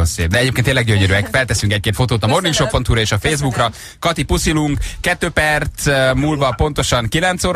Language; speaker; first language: Hungarian; native; Hungarian